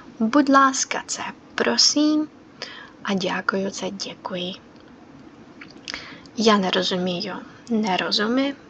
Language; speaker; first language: Czech; non-native, fluent; Ukrainian